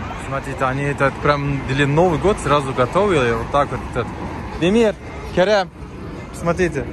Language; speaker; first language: Russian; non-native, learner; Turkish